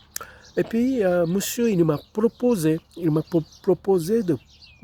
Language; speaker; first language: French; non-native, fluent; Japanese